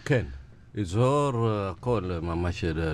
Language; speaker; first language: Hebrew; non-native, learner; Amharic